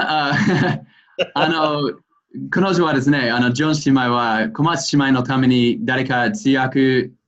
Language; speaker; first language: Japanese; non-native, fluent; English